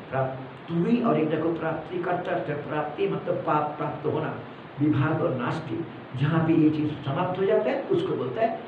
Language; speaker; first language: Hindi; non-native, local second language; Malayalam